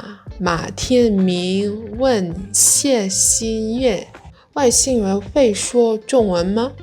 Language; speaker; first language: Chinese; non-native, learner; Vietnamese